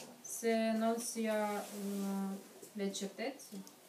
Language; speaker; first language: Italian; non-native, learner; Russian